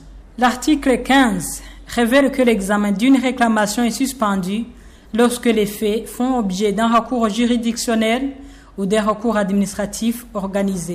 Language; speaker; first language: French; non-native, local second language; Rundi